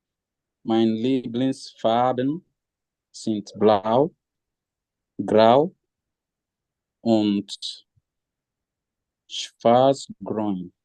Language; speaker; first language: German; non-native, learner; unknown